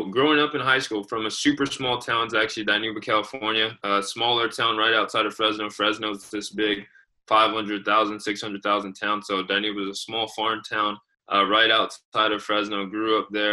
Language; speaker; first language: English; native; English